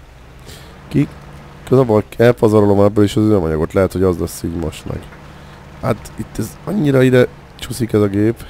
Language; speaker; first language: Hungarian; native; Hungarian